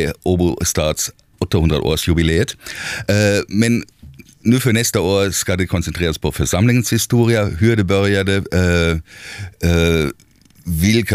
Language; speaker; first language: Swedish; non-native, fluent; German